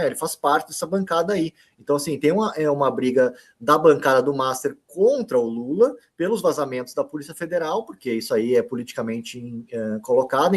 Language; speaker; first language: Portuguese; native; Portuguese